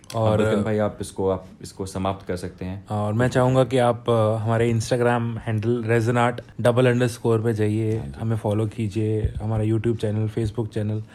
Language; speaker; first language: Hindi; native; Hindi